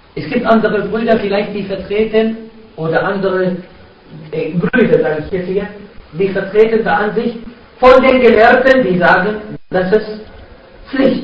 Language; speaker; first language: German; non-native, fluent; Arabic